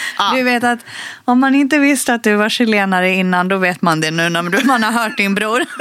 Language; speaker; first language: Swedish; early bilingual, other home language; Spanish